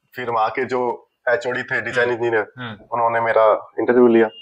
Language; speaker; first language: Hindi; native; Hindi